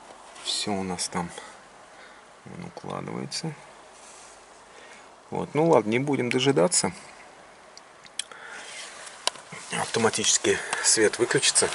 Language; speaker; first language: Russian; native; Russian